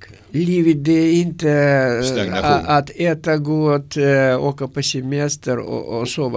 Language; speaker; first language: Swedish; non-native, learner; Russian